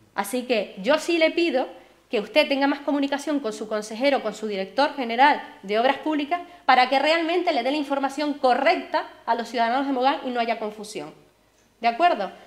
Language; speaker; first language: Spanish; native; Spanish